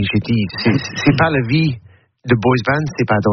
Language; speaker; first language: French; non-native, learner; English